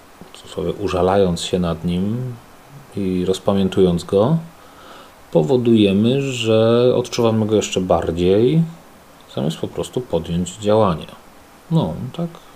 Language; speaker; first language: Polish; native; Polish